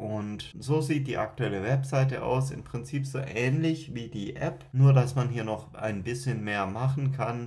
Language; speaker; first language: German; native; German